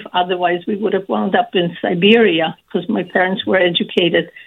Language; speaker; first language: English; early bilingual, other home language; Ukrainian